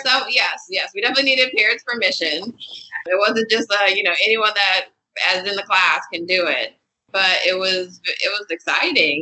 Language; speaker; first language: English; native; English